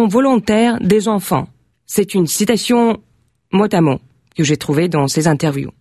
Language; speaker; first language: French; non-native, fluent; Russian